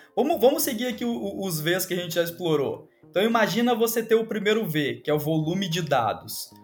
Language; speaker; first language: Portuguese; native; Portuguese